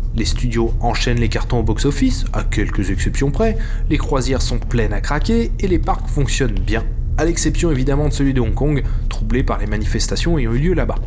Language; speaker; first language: French; native; French